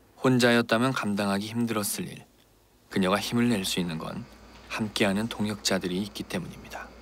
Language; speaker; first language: Korean; native; Korean